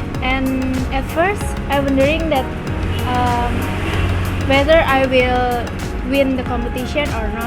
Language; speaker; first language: English; non-native, learner; Indonesian